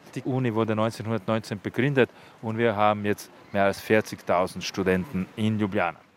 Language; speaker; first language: German; non-native, fluent; Slovenian